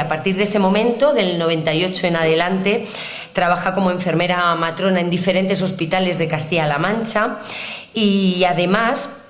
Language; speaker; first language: Spanish; native; Spanish